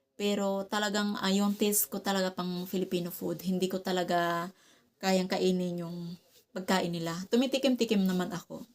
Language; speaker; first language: Filipino; non-native, local second language; Cebuano